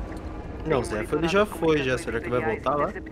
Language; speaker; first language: Portuguese; native; Portuguese